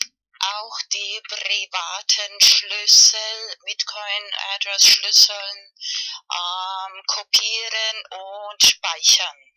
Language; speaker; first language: German; non-native, learner; Spanish